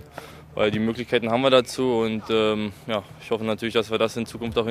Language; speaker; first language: German; native; German